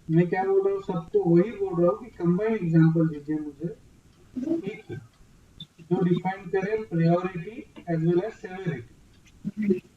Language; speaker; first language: Hindi; non-native, local second language; Marathi